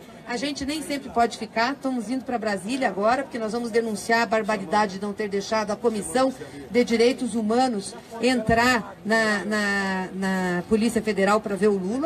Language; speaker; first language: Portuguese; native; Portuguese